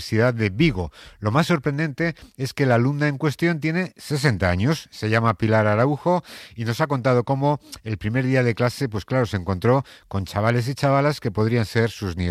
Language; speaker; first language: Spanish; native; Spanish